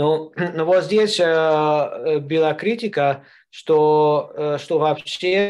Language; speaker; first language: Russian; non-native, learner; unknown